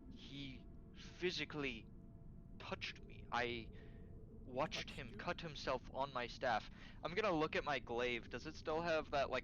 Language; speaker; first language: English; native; English